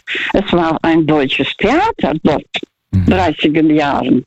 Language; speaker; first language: German; non-native, fluent; Russian